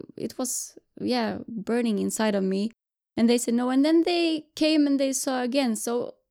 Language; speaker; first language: English; non-native, fluent; Swedish